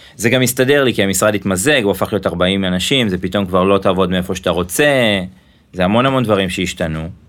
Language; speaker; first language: Hebrew; native; Hebrew